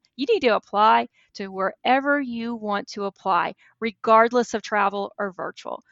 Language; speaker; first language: English; native; English